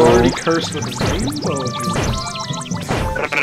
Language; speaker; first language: English; native; English